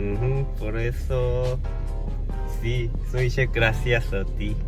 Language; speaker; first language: Spanish; non-native, learner; Korean